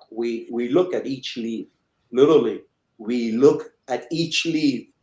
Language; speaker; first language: English; early bilingual, other home language; Persian